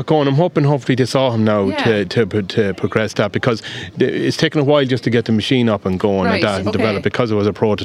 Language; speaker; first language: English; native; English